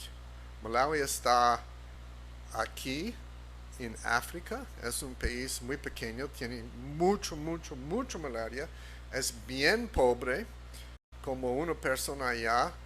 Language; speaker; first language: Spanish; non-native, fluent; English